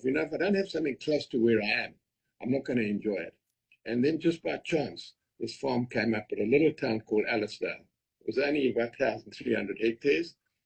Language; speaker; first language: English; native; English